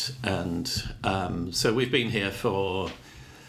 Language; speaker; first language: English; native; English